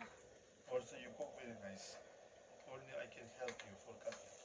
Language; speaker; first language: English; non-native, learner; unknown